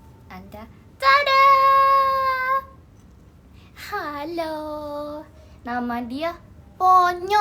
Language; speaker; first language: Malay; non-native, learner; Indonesian